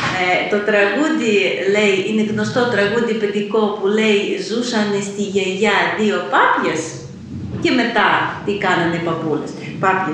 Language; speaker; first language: Greek; non-native, fluent; Ukrainian